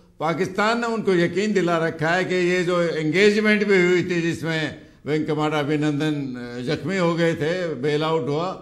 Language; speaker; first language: Hindi; native; Hindi